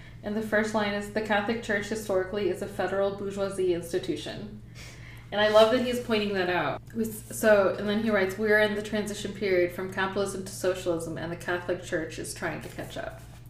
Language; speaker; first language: English; early bilingual, other home language; Spanish